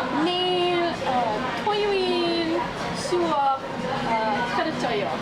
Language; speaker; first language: Korean; non-native, learner; English